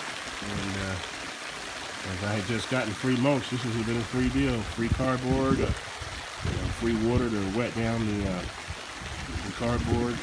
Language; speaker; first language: English; native; English